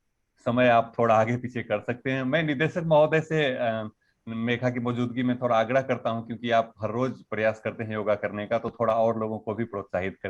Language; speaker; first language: Hindi; native; Hindi